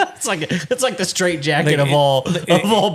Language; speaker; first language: English; native; English